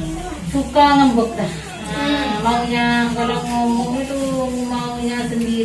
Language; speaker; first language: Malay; non-native, local second language; Madurese